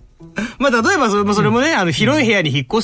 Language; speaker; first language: Japanese; native; Japanese